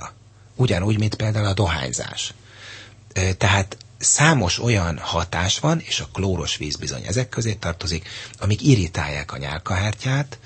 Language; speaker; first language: Hungarian; native; Hungarian